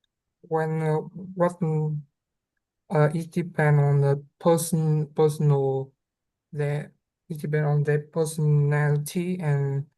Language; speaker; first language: English; non-native, learner; Vietnamese